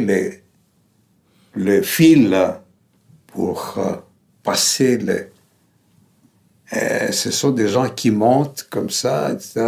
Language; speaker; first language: French; non-native, fluent; Greek